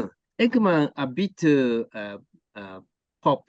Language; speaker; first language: English; non-native, learner; Japanese